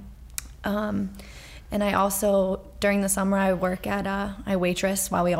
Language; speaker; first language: English; native; English